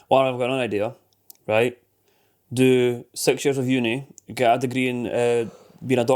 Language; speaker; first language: English; native; English